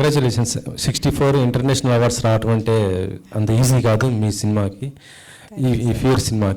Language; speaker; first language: Telugu; native; Telugu